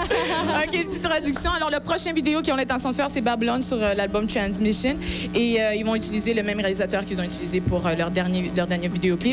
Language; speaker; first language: French; native; French